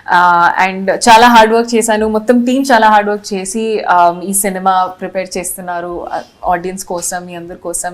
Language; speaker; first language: Telugu; non-native, learner; Hindi